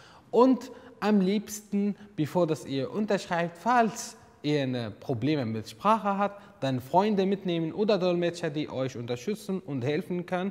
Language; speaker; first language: German; non-native, learner; Arabic